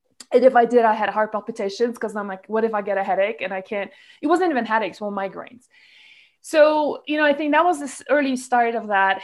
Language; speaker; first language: English; non-native, local second language; Polish